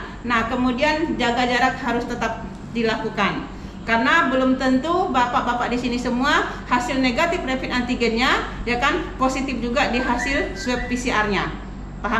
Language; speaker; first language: Indonesian; native; Indonesian